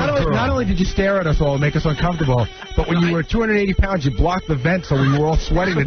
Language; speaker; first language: English; native; English